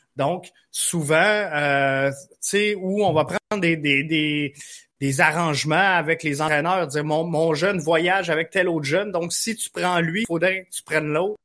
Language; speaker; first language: French; native; French